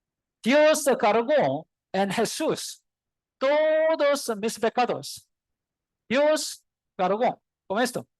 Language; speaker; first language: Spanish; non-native, learner; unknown